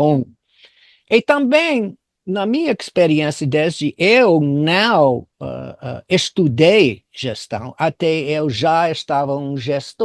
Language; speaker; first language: Portuguese; non-native, fluent; English